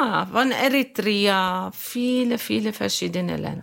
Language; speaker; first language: German; non-native, learner; Arabic